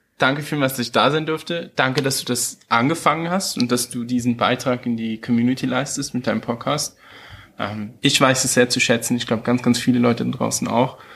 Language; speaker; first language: German; early bilingual, heritage; German